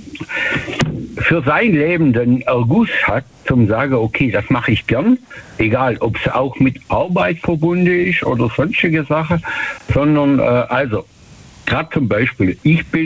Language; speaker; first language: German; native; German